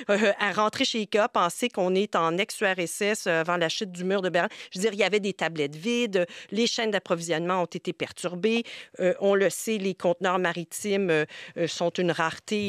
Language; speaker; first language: French; native; French